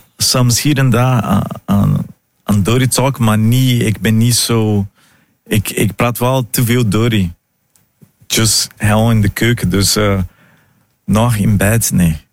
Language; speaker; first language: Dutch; non-native, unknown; Portuguese